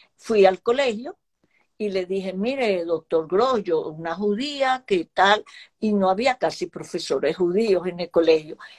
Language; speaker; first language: Spanish; early bilingual, other home language; Hebrew